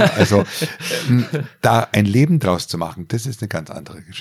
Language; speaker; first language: German; native; German